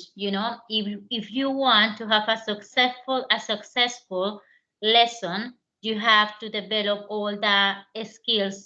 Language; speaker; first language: English; non-native, learner; Spanish